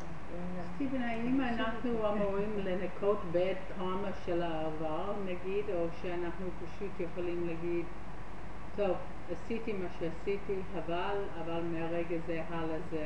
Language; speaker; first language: Hebrew; native; Hebrew